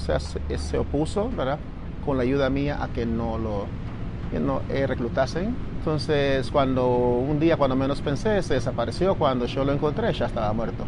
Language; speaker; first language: Spanish; native; Spanish